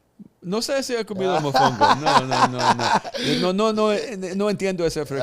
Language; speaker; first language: Spanish; early bilingual, heritage; Spanish